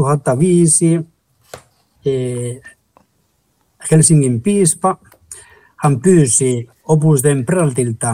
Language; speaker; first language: Finnish; non-native, fluent; Spanish